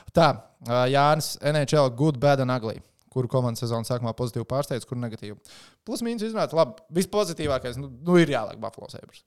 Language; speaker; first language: Latvian; native; Latvian